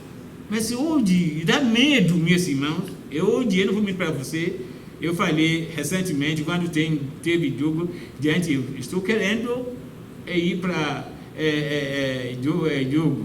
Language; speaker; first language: Portuguese; non-native, fluent; Yoruba